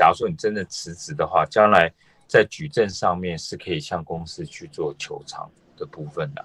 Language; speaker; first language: Chinese; native; Chinese